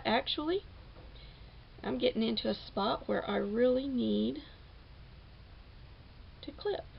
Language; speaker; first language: English; native; English